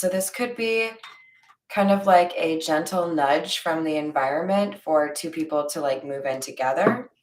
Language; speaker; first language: English; native; English